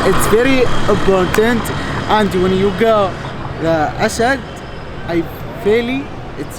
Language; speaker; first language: English; non-native, learner; Arabic